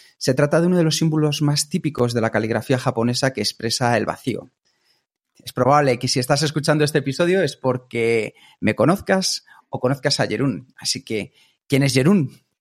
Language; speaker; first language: Spanish; native; Spanish